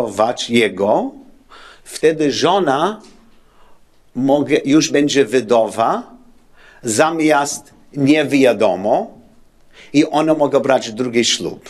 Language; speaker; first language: Polish; non-native, learner; English